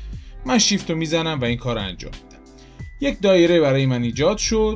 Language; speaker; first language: Persian; native; Persian